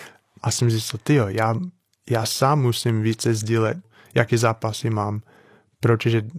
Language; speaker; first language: Czech; non-native, fluent; English